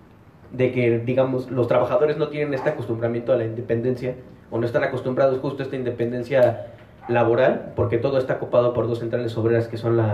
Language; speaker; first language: Spanish; native; Spanish